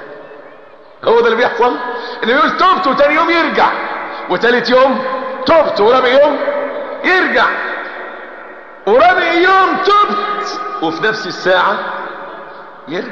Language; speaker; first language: Arabic; native; Arabic